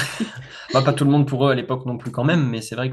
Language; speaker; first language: French; native; French